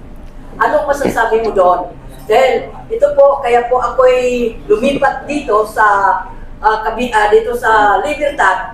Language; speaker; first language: Filipino; native; Filipino